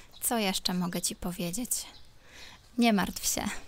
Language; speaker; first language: Polish; non-native, local second language; Ukrainian